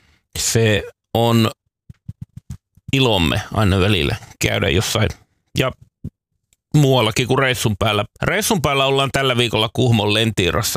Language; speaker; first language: Finnish; native; Finnish